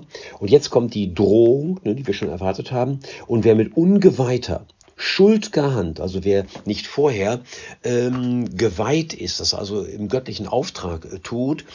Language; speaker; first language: German; native; German